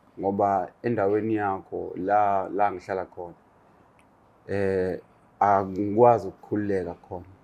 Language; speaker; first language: Zulu; native; Zulu